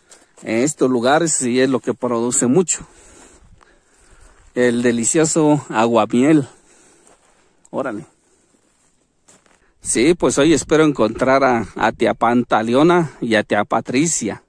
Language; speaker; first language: Spanish; native; Spanish